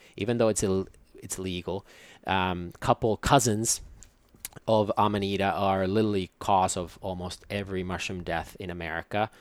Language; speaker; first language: English; non-native, fluent; Finnish